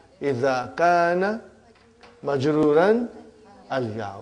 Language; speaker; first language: Arabic; non-native, fluent; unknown